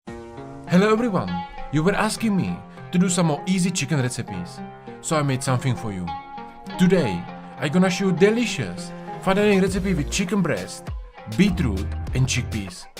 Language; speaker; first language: English; non-native, fluent; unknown